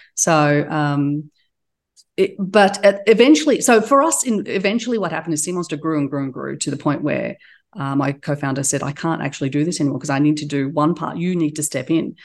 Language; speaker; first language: English; native; English